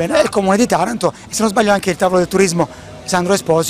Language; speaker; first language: Italian; native; Italian